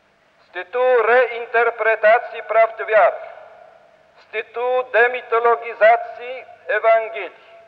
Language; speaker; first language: Polish; native; Polish